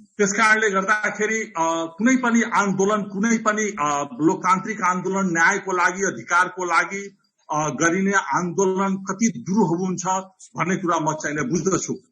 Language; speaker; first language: Nepali; non-native, local second language; Rana Tharu